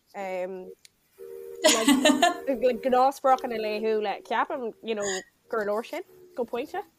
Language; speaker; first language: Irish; native; Irish